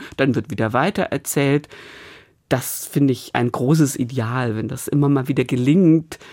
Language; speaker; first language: German; native; German